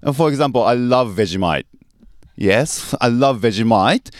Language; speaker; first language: English; non-native, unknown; Japanese